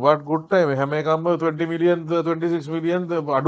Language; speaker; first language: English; non-native, local second language; Sinhala